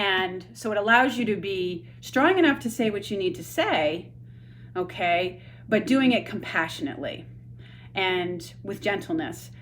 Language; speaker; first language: English; native; English